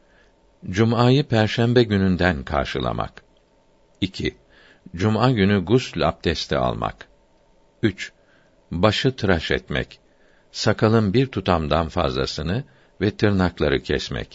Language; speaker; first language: Turkish; native; Turkish